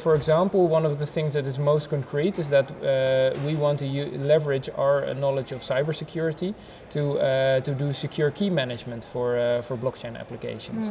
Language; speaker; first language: English; non-native, fluent; Dutch